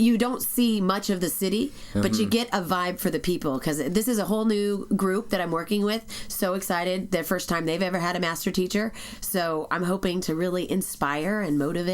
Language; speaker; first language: English; native; English